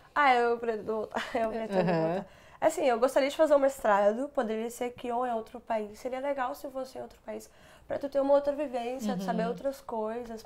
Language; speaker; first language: Portuguese; non-native, local second language; Kabuverdianu